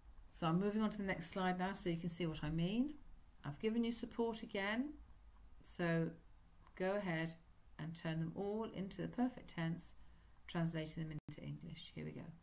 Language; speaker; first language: English; native; English